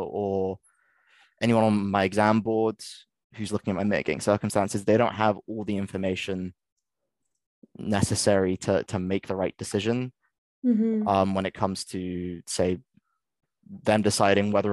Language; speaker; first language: English; native; English